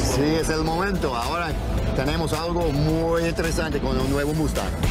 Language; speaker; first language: Spanish; non-native, fluent; English